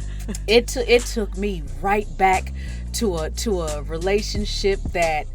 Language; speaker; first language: English; native; English